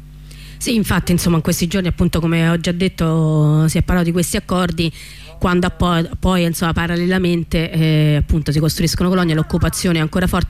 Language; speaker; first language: Italian; native; Italian